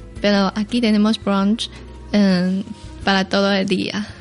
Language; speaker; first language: Spanish; non-native, learner; Chinese